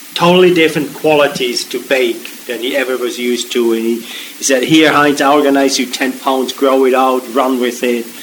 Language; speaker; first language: English; non-native, fluent; German